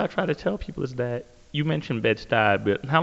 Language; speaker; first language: English; native; English